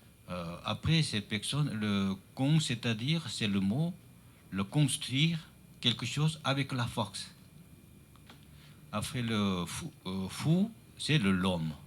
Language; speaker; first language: French; non-native, learner; Chinese